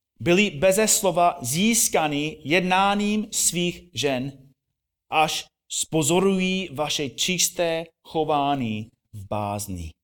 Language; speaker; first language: Czech; non-native, fluent; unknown